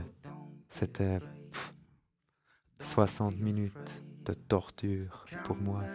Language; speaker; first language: French; non-native, learner; German